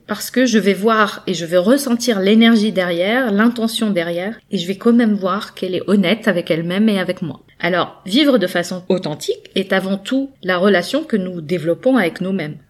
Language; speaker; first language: French; native; French